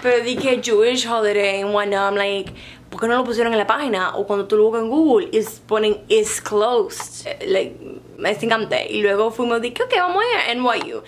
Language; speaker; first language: Spanish; native; Spanish